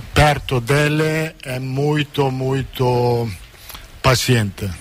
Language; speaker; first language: Portuguese; non-native, learner; Italian